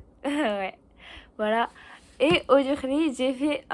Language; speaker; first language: French; non-native, learner; Japanese